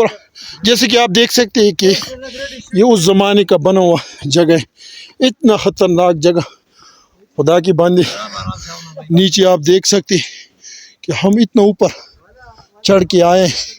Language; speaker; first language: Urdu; non-native, local second language; Pashto